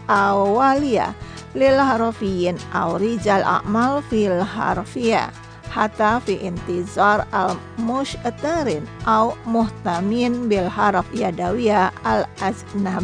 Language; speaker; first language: Arabic; non-native, fluent; Indonesian